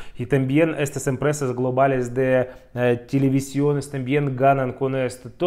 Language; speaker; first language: Spanish; non-native, fluent; Russian